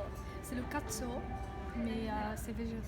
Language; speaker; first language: French; non-native, local second language; Arabic